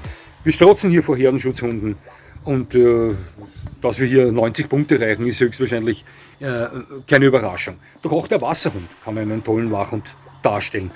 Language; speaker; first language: German; native; German